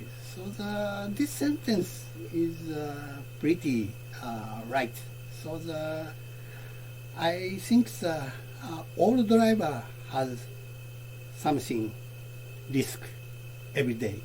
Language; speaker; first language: English; non-native, learner; Japanese